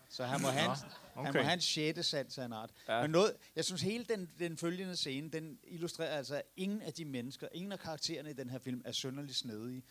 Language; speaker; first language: Danish; native; Danish